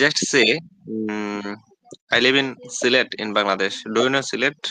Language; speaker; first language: English; non-native, learner; Bangla